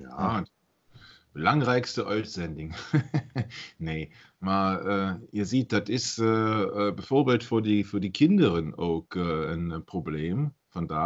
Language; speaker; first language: Dutch; non-native, learner; German